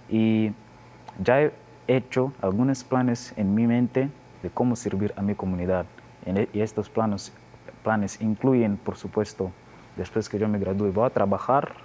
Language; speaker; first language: Spanish; non-native, learner; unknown